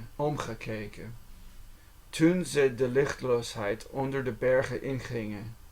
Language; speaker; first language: Dutch; non-native, learner; English